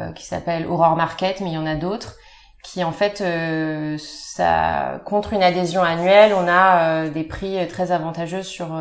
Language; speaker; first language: French; native; French